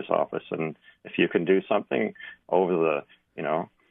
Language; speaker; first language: English; native; English